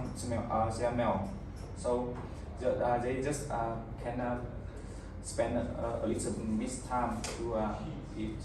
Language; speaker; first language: English; non-native, learner; Vietnamese